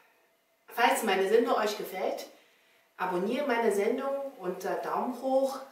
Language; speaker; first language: German; non-native, learner; Chinese